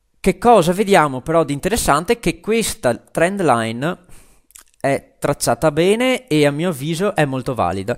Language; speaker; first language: Italian; native; Italian